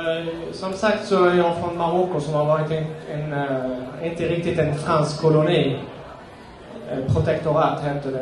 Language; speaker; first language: Swedish; non-native, fluent; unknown